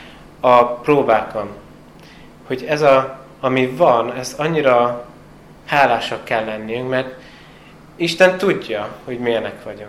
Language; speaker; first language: Hungarian; non-native, fluent; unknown